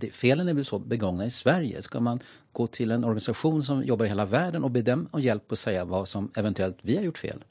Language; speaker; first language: Swedish; native; Swedish